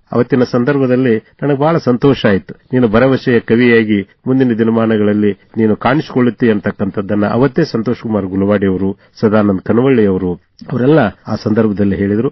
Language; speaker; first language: Kannada; native; Kannada